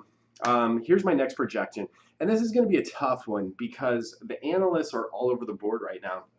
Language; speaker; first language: English; native; English